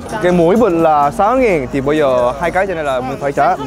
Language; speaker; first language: Vietnamese; non-native, fluent; Korean